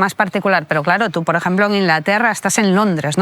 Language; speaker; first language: Spanish; native; Spanish